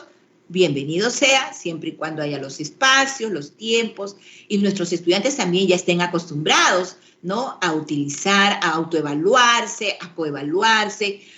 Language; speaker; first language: Spanish; native; Spanish